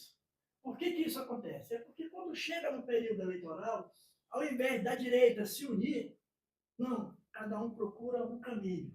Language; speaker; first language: Portuguese; native; Portuguese